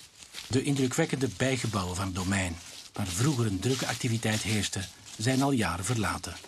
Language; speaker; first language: Dutch; native; Dutch